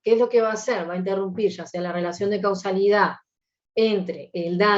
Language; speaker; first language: Spanish; native; Spanish